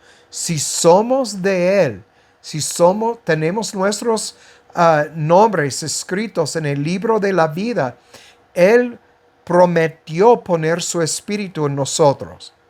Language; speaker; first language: Spanish; non-native, fluent; English